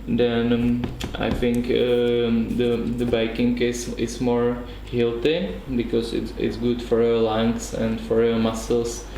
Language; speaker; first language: English; non-native, learner; Czech